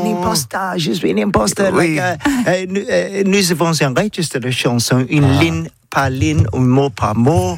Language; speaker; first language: French; non-native, learner; English